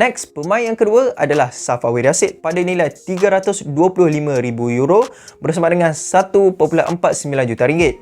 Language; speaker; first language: Malay; native; Malay